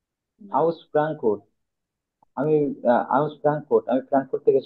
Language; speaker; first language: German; non-native, learner; Bangla